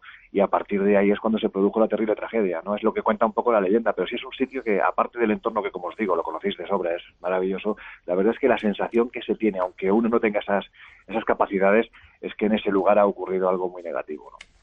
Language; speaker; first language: Spanish; native; Spanish